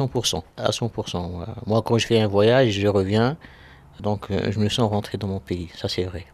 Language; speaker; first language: French; non-native, local second language; Arabic